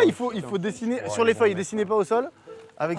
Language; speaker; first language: French; native; French